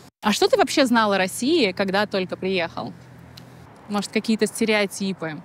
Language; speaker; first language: Russian; native; Russian